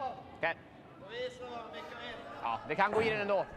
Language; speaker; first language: Swedish; native; Swedish